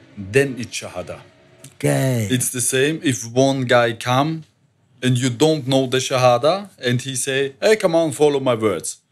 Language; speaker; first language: English; non-native, learner; German